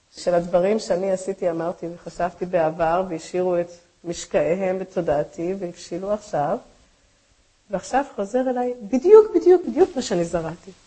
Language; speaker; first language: Hebrew; native; Hebrew